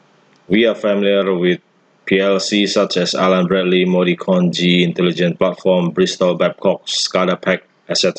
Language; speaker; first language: English; non-native, fluent; Indonesian